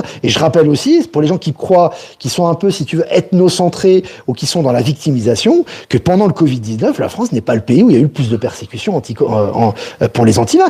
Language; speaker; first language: French; native; French